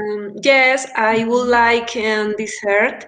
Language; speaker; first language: English; non-native, learner; Spanish